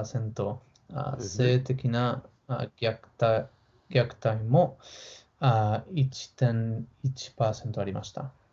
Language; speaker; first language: Japanese; non-native, learner; English